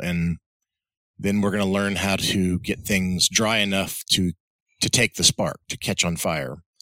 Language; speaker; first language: English; early bilingual, other home language; Spanish